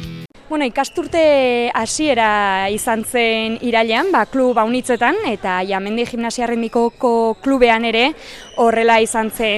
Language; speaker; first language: Basque; native; Basque